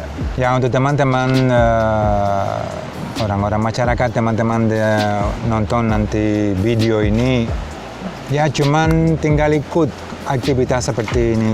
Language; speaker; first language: Indonesian; non-native, fluent; Spanish